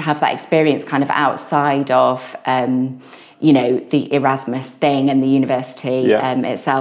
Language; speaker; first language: English; native; English